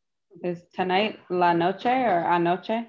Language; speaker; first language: Spanish; non-native, learner; English